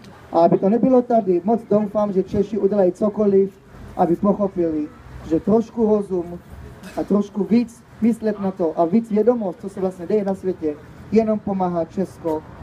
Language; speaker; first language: Czech; early bilingual, heritage; Czech